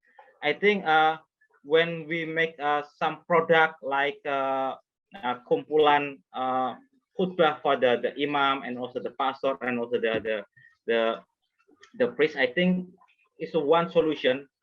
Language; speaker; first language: English; non-native, fluent; Indonesian